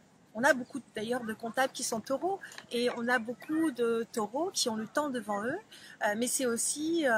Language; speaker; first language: French; native; French